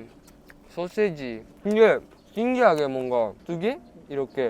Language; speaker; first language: Korean; non-native, learner; Japanese